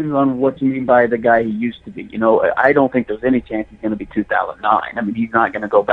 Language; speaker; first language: English; native; English